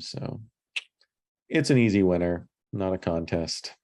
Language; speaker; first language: English; native; English